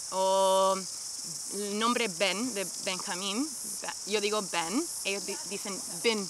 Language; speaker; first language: Spanish; non-native, fluent; English